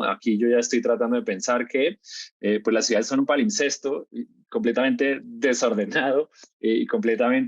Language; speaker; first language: Spanish; native; Spanish